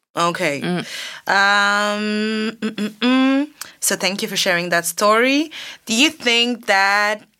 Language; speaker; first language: English; non-native, fluent; French